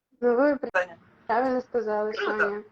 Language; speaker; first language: Ukrainian; non-native, local second language; Russian